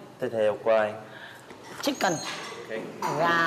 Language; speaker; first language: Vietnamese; non-native, learner; English